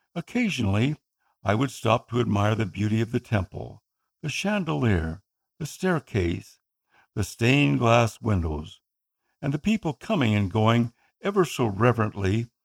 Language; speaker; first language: English; non-native, local second language; Filipino